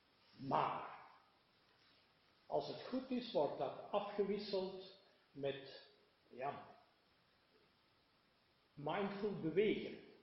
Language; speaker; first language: Dutch; native; Dutch